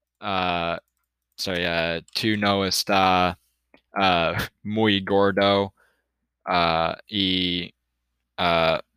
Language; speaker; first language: Spanish; non-native, learner; English